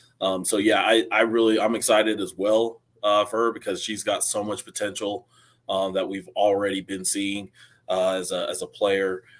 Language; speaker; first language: English; native; English